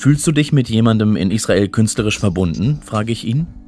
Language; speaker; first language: German; native; German